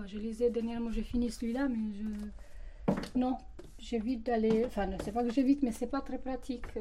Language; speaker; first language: French; non-native, fluent; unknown